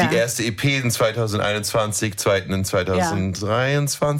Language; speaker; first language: German; non-native, fluent; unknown